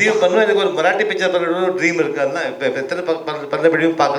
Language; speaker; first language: Tamil; early bilingual, heritage; Tamil